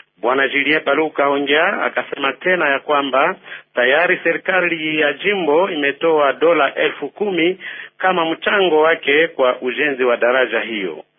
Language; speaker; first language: Swahili; non-native, local second language; Nande